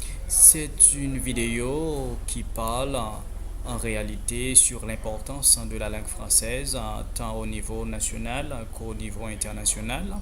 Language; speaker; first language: French; non-native, fluent; Spanish